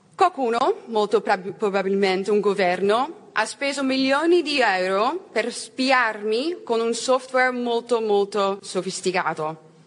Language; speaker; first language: Italian; non-native, learner; Dutch